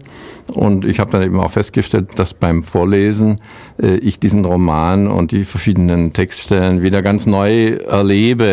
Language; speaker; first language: German; native; German